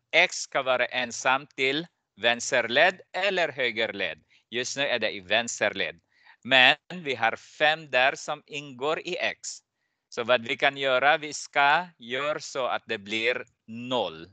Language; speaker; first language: Swedish; non-native, fluent; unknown